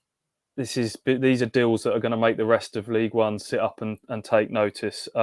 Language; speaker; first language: English; native; English